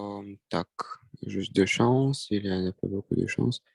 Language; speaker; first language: French; non-native, learner; Russian